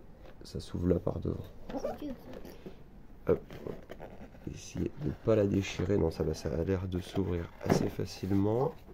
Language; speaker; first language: French; native; French